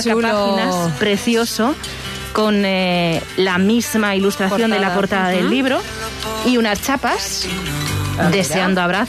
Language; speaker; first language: Spanish; native; Spanish